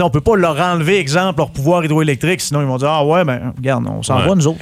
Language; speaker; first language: French; native; French